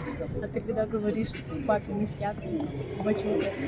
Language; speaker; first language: Russian; early bilingual, other home language; Tajik